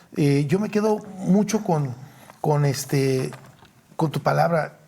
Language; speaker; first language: Spanish; native; Spanish